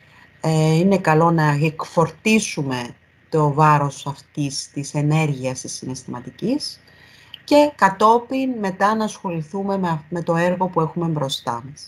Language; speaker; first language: Greek; native; Greek